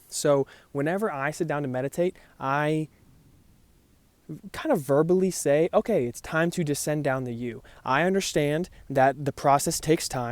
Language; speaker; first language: English; native; English